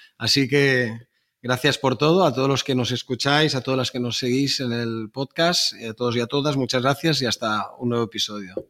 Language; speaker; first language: Spanish; native; Spanish